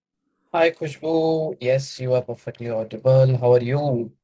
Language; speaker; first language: English; non-native, local second language; Hindi